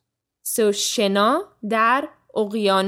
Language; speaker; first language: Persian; early bilingual, heritage; Persian